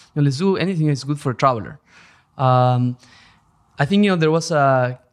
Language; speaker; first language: English; non-native, fluent; Spanish